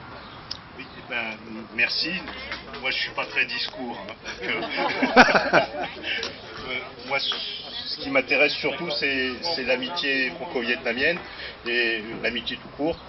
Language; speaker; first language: French; native; French